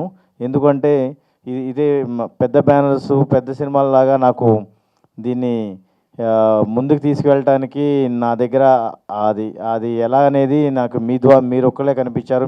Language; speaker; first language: Telugu; native; Telugu